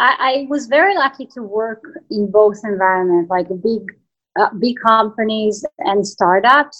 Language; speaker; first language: English; non-native, fluent; Hebrew